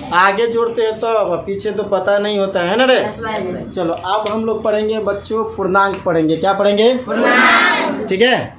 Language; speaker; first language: Hindi; native; Hindi